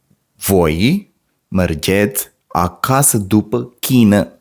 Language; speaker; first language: Romanian; non-native, learner; Sinhala